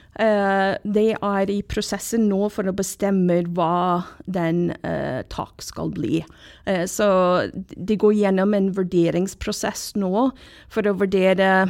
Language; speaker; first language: Norwegian; non-native, fluent; English